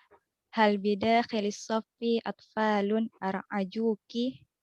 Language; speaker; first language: Arabic; non-native, learner; Indonesian